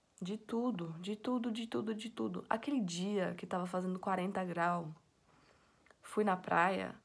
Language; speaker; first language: Portuguese; non-native, fluent; English